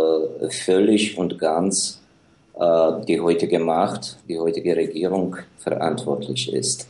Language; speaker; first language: German; non-native, fluent; Ukrainian